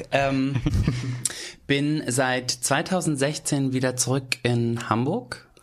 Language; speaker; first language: German; native; German